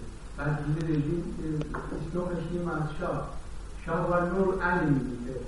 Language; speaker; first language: German; non-native, learner; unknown